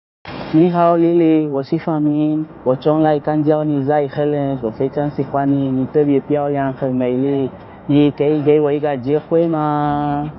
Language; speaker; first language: Chinese; non-native, learner; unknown